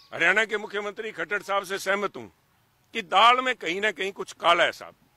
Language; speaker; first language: Hindi; native; Hindi